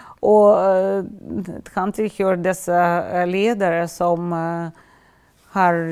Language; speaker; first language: Swedish; non-native, fluent; Russian